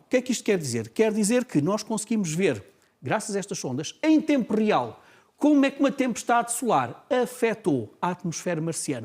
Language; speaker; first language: Portuguese; native; Portuguese